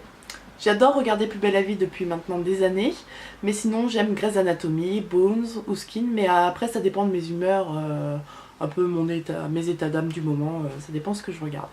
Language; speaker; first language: French; native; French